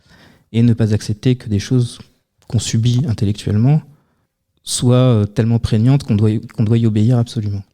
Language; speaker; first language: French; native; French